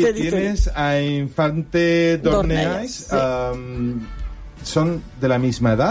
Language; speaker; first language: Spanish; native; Spanish